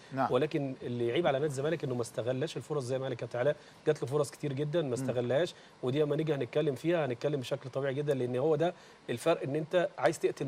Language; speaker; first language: Arabic; native; Arabic